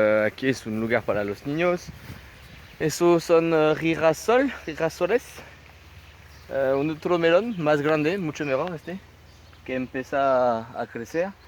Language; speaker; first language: Spanish; non-native, fluent; French